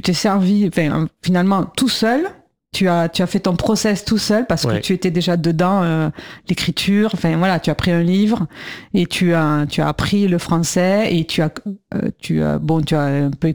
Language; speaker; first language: French; native; French